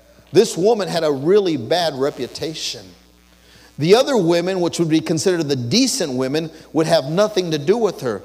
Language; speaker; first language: English; early bilingual, other home language; Spanish